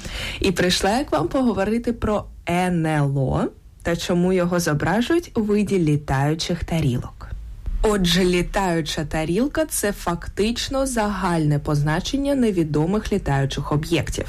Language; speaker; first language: Ukrainian; native; Ukrainian